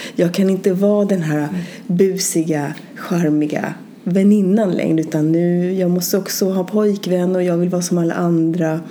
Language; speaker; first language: Swedish; early bilingual, other home language; Spanish